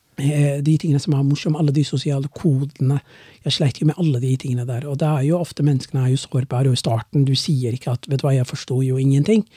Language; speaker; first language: Norwegian; non-native, fluent; Somali